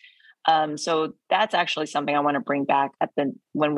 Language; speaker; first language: English; native; English